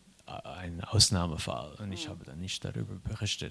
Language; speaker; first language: German; non-native, fluent; English